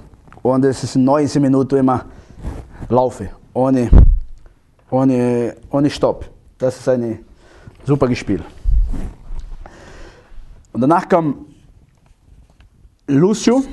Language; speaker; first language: German; non-native, learner; Portuguese